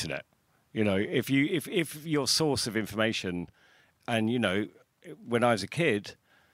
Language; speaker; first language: English; native; English